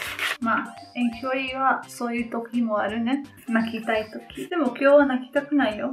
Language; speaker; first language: Japanese; non-native, learner; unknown